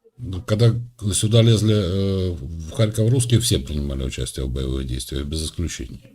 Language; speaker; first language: Russian; native; Russian